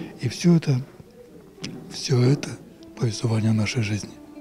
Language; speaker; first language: Russian; native; Russian